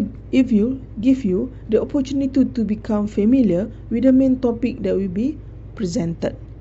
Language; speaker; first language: English; non-native, local second language; Malay